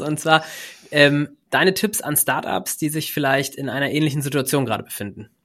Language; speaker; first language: German; native; German